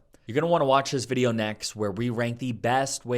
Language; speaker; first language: English; native; English